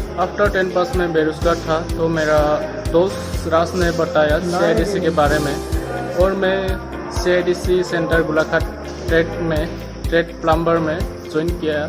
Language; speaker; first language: Hindi; non-native, local second language; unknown